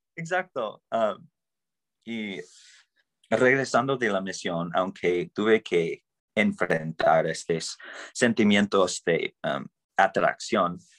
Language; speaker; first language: Spanish; non-native, fluent; English